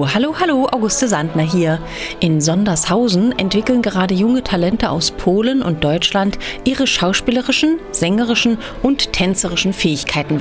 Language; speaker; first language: German; native; German